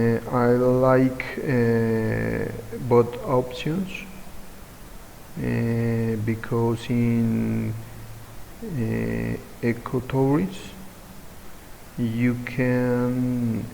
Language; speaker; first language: English; non-native, learner; Spanish